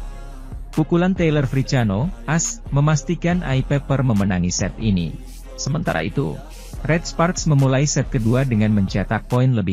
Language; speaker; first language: Indonesian; native; Indonesian